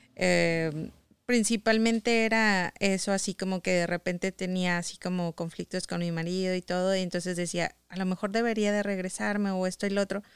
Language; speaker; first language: Spanish; native; Spanish